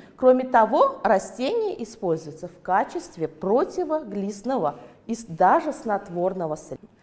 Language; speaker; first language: Russian; native; Russian